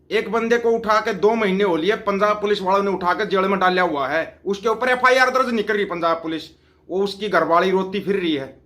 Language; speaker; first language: Hindi; non-native, local second language; Punjabi